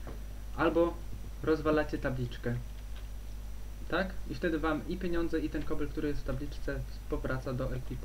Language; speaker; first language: Polish; native; Polish